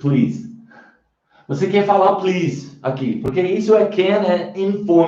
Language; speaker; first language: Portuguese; non-native, fluent; English